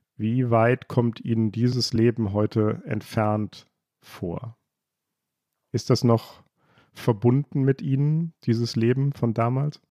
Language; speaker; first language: German; native; German